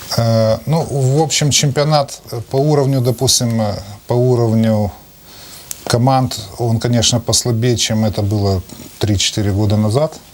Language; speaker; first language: Russian; native; Russian